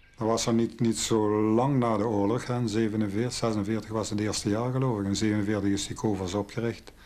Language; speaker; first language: Dutch; native; Dutch